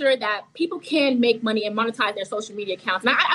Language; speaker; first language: English; early bilingual, other home language; Haitian Creole